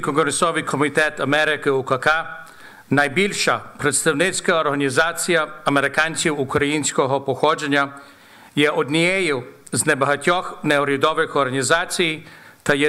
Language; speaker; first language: Ukrainian; early bilingual, heritage; Ukrainian